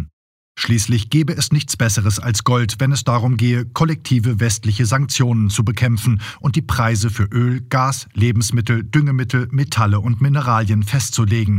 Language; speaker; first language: German; native; German